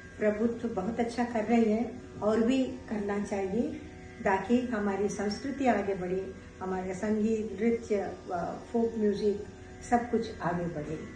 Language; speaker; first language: Hindi; non-native, local second language; Telugu